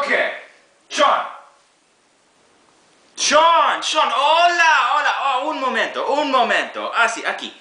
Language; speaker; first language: Spanish; non-native, learner; English